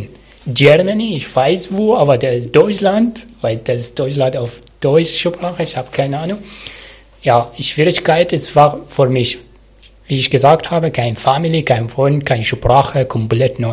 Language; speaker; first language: German; non-native, learner; Arabic